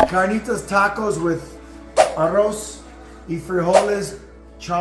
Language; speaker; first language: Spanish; non-native, learner; English